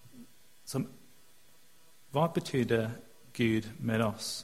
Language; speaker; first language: Swedish; non-native, fluent; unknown